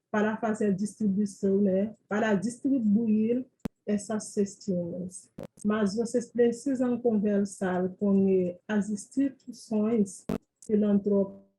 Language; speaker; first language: Portuguese; non-native, fluent; Haitian Creole